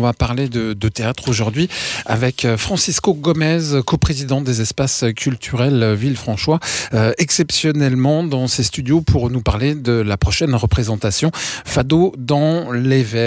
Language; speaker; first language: French; native; French